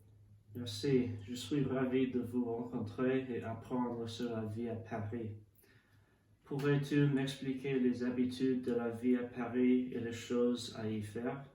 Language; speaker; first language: French; non-native, learner; English